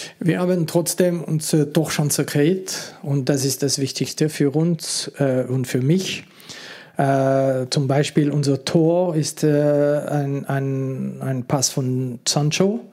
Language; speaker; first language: German; non-native, local second language; French